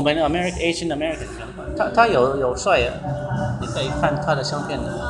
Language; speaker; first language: Chinese; non-native, learner; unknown